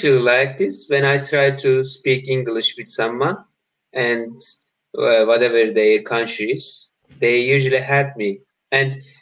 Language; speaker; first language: English; non-native, learner; Turkish